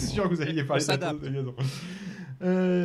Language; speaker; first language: French; native; French